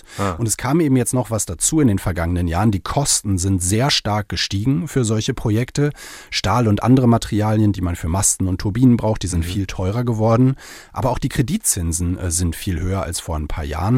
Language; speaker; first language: German; native; German